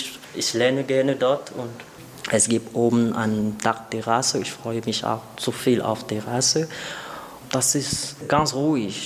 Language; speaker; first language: German; non-native, learner; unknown